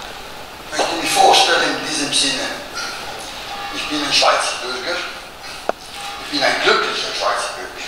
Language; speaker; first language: German; non-native, local second language; Italian